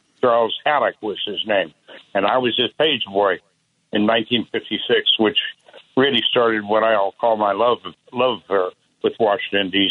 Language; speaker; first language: English; native; English